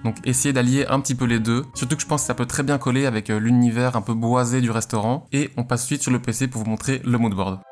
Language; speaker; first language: French; native; French